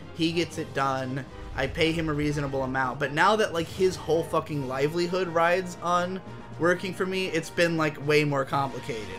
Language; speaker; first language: English; native; English